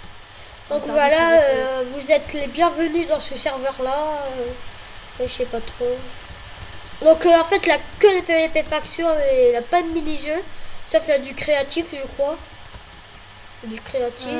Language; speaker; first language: French; native; French